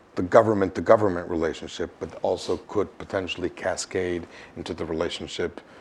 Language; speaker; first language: English; native; English